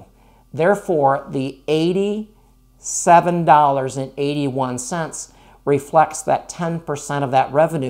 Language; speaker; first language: English; native; English